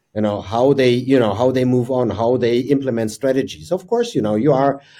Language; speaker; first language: English; non-native, fluent; German